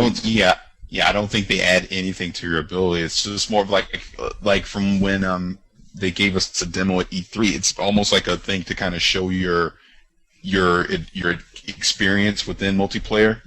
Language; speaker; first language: English; native; English